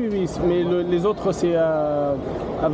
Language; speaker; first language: French; non-native, learner; English